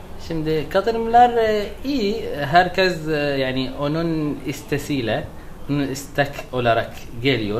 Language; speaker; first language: Turkish; non-native, learner; Arabic